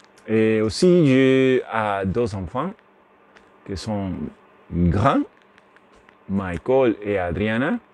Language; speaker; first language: French; non-native, learner; Spanish